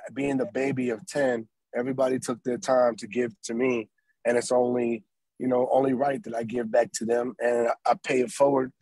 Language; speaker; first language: English; native; English